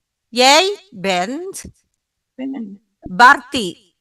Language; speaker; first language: Dutch; non-native, fluent; Indonesian